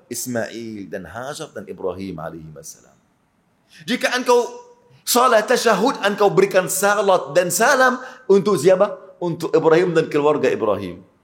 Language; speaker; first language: Malay; non-native, fluent; Arabic